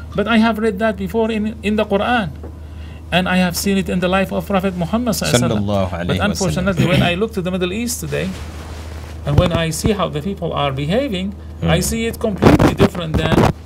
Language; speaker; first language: English; non-native, fluent; Arabic